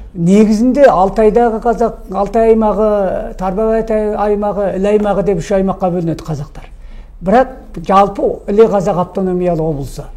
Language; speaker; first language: Kazakh; early bilingual, heritage; Kazakh